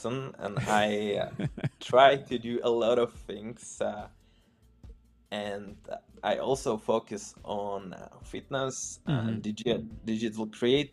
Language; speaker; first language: English; non-native, fluent; Czech